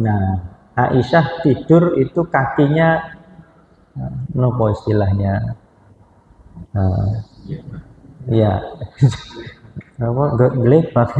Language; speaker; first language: Indonesian; non-native, local second language; Javanese